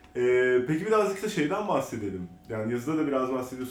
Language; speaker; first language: Turkish; native; Turkish